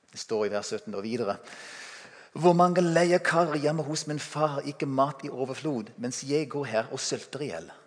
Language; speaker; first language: Norwegian; non-native, fluent; English